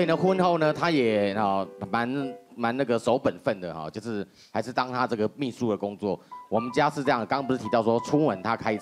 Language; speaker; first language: Chinese; native; Chinese